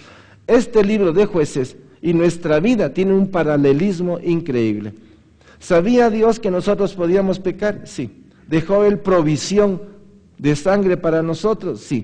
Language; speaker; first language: Spanish; native; Spanish